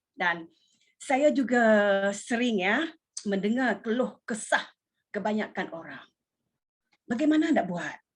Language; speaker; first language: Malay; non-native, local second language; Iban